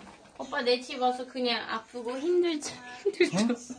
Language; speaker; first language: Korean; non-native, learner; Swedish